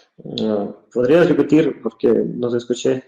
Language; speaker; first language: Spanish; non-native, fluent; Russian